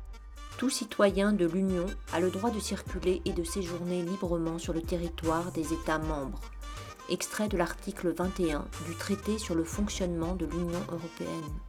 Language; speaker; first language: French; native; French